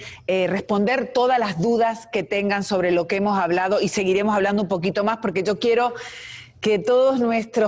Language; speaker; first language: Spanish; native; Spanish